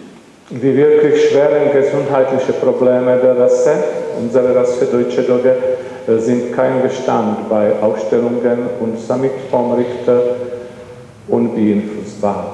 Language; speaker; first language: German; non-native, learner; Czech